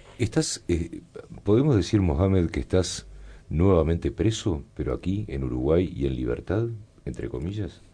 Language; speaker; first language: Spanish; native; Spanish